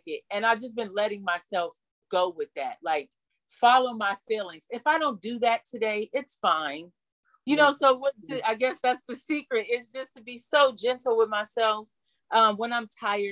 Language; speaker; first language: English; native; English